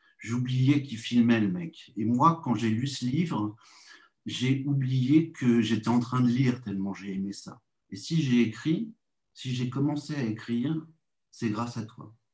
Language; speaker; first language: French; native; French